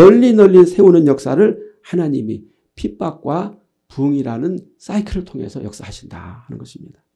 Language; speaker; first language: Korean; native; Korean